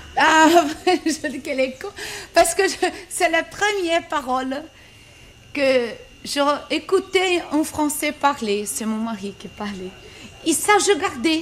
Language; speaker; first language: French; non-native, learner; Portuguese